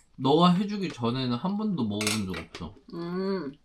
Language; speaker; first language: Korean; native; Korean